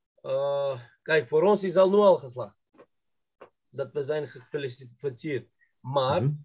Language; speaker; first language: Dutch; non-native, fluent; Macedonian